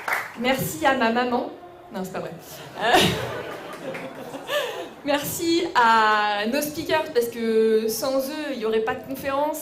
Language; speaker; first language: French; native; French